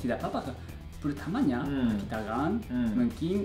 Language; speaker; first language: Indonesian; non-native, learner; Japanese